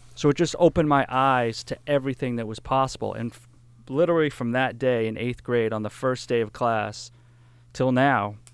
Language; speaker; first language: English; native; English